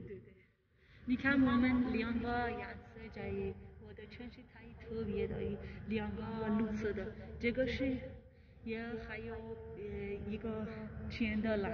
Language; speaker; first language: Chinese; non-native, learner; Persian